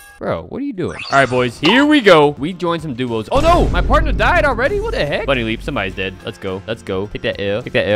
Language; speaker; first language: English; native; English